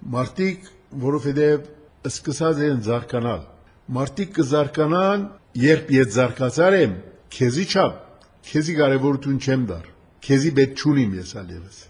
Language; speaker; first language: Armenian; early bilingual, heritage; Armenian